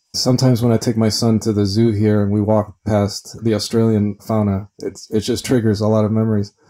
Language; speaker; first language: English; early bilingual, other home language; Spanish